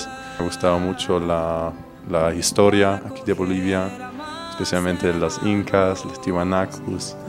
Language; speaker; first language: Spanish; non-native, fluent; German